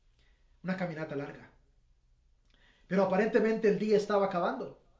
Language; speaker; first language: Spanish; native; Spanish